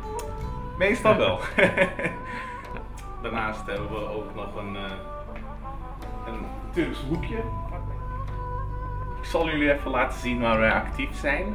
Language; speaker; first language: Dutch; early bilingual, other home language; Turkish